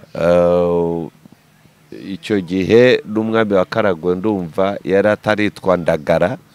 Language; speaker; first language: Kinyarwanda; native; Kinyarwanda